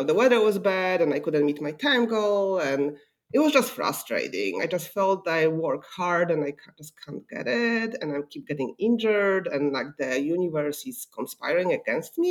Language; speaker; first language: English; non-native, fluent; Polish